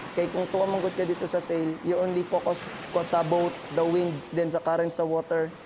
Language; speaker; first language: English; non-native, local second language; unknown